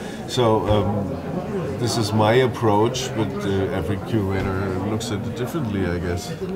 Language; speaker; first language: English; non-native, fluent; German